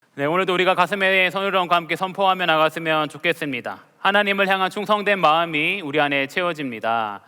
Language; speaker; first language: Korean; native; Korean